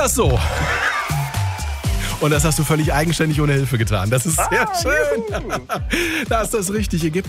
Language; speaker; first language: German; native; German